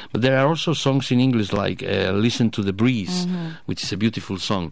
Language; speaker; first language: English; non-native, fluent; Basque